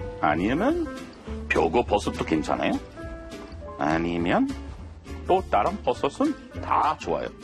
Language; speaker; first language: Korean; non-native, fluent; English